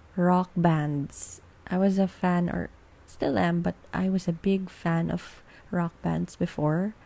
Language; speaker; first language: English; non-native, local second language; Filipino